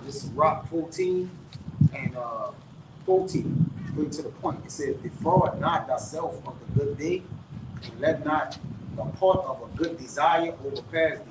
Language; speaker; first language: English; native; English